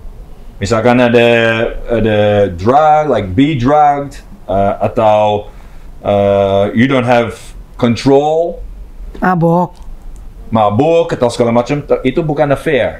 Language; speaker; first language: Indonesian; non-native, learner; English